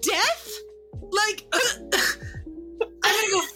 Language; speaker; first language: English; native; English